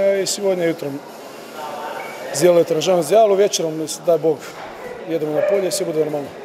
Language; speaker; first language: Russian; non-native, learner; Croatian